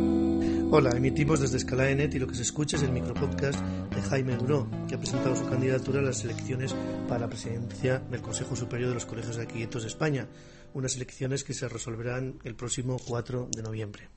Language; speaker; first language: Spanish; native; Spanish